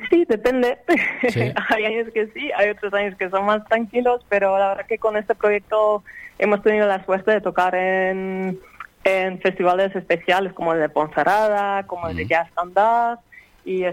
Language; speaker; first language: Spanish; non-native, fluent; Dutch